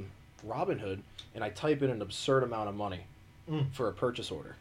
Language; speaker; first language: English; native; English